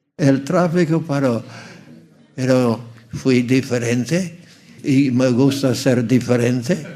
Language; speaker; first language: Spanish; non-native, fluent; English